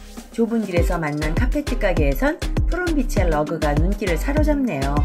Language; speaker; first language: Korean; native; Korean